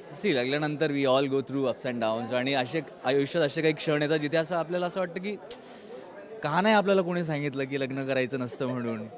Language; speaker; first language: Marathi; native; Marathi